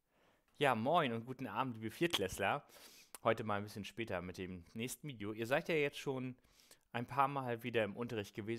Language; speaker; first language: German; native; German